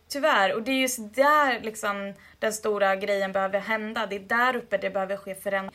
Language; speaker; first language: Swedish; early bilingual, other home language; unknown